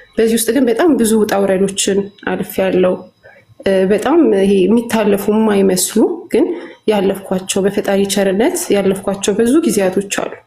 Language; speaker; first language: Amharic; native; Amharic